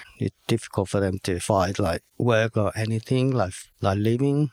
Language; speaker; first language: English; non-native, learner; Vietnamese